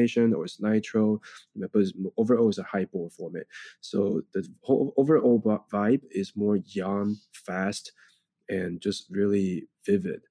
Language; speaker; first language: English; non-native, fluent; Chinese